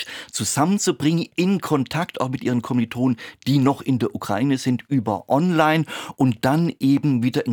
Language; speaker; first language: German; native; German